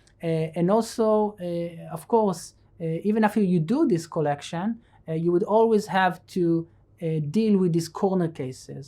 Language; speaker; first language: English; non-native, fluent; Hebrew